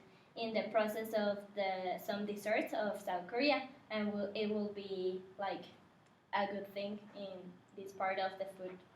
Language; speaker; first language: English; non-native, learner; Spanish